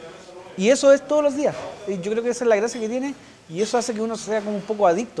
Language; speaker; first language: Spanish; native; Spanish